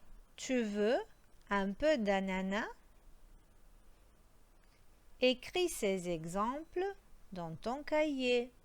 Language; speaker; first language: French; non-native, fluent; Croatian